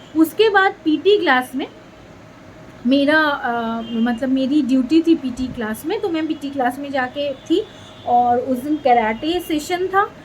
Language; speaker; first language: Hindi; non-native, local second language; Bangla